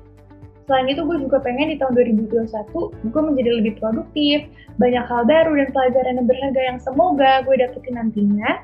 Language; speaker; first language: Indonesian; native; Indonesian